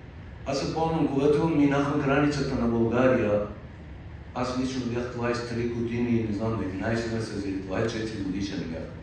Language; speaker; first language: Bulgarian; non-native, fluent; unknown